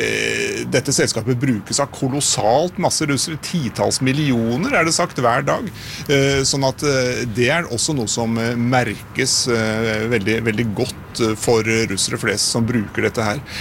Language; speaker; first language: Norwegian; non-native, fluent; Russian